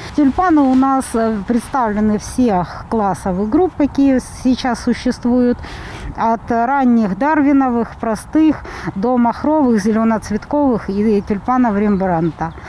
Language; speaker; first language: Russian; native; Russian